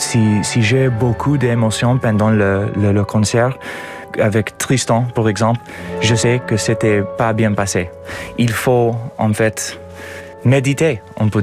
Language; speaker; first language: French; non-native, learner; English